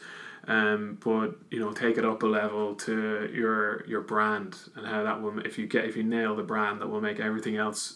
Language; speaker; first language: English; native; English